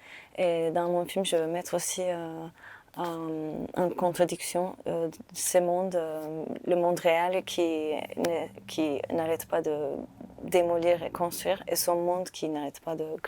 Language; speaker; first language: French; non-native, fluent; Turkish